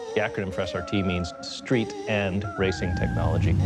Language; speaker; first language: English; native; English